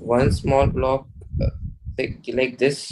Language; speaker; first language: English; non-native, local second language; Hindi